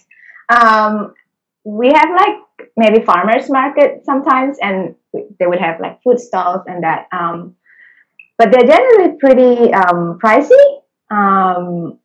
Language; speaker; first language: English; early bilingual, other home language; Indonesian